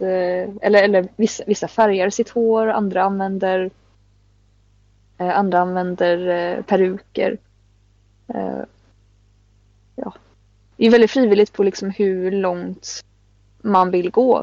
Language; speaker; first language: Swedish; native; Swedish